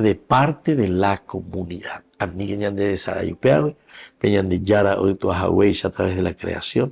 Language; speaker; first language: Spanish; native; Spanish